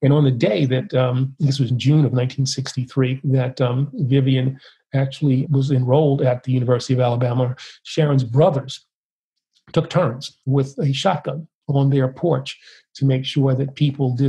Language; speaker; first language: English; native; English